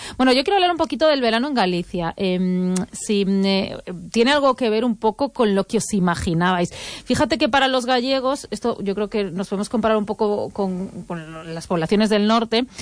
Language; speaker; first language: Spanish; native; Spanish